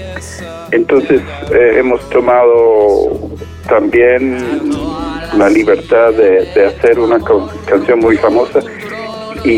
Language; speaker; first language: Spanish; non-native, fluent; English